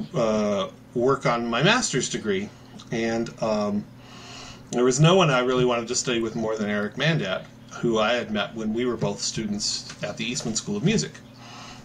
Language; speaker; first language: English; native; English